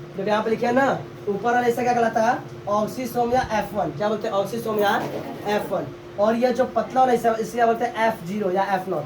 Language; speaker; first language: Hindi; native; Hindi